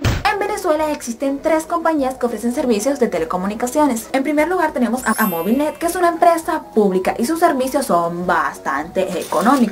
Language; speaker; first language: Spanish; native; Spanish